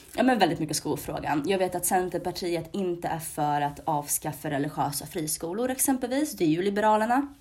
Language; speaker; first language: Swedish; early bilingual, other home language; Hungarian